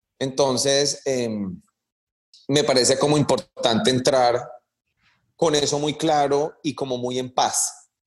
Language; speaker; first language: Spanish; early bilingual, heritage; Spanish